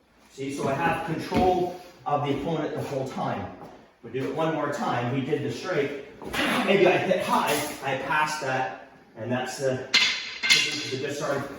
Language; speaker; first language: English; native; English